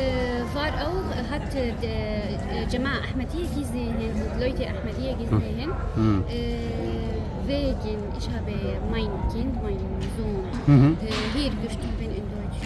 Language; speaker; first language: German; non-native, learner; Arabic